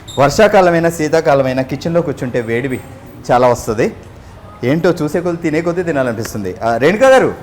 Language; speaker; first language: Telugu; native; Telugu